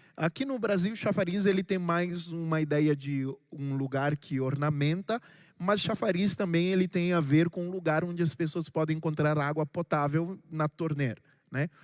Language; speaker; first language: Portuguese; non-native, local second language; Kabuverdianu